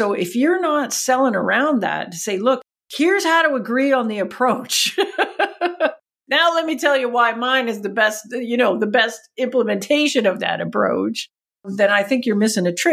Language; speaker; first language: English; native; English